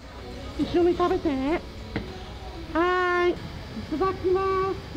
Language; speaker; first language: Japanese; non-native, fluent; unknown